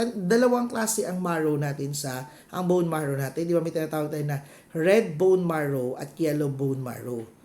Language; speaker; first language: Filipino; non-native, local second language; Cebuano